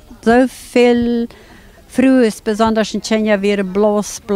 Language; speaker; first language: German; non-native, local second language; Plautdietsch